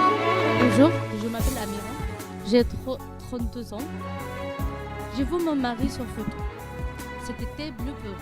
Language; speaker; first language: French; non-native, learner; Arabic